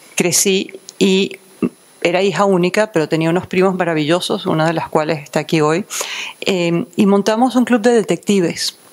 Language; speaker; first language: Spanish; native; Spanish